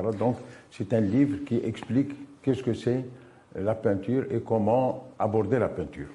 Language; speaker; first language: French; non-native, local second language; Arabic